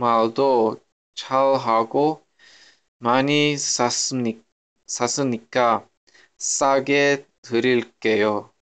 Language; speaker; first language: Korean; non-native, learner; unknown